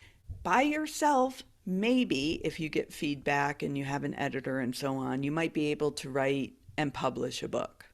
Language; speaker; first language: English; native; English